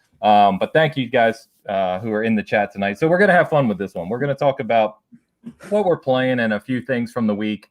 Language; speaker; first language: English; native; English